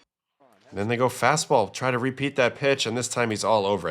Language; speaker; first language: English; native; English